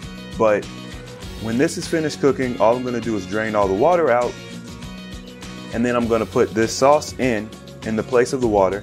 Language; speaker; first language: English; native; English